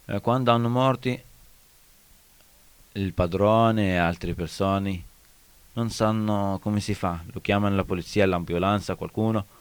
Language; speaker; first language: Italian; non-native, learner; Arabic